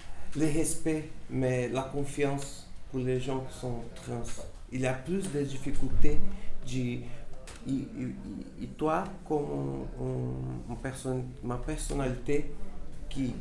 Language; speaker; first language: French; non-native, learner; Portuguese